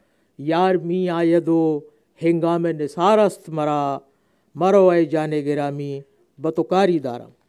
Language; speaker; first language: Persian; non-native, fluent; Urdu